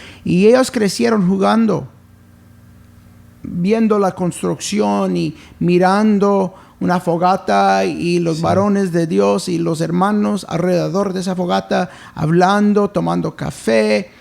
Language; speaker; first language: Spanish; early bilingual, heritage; English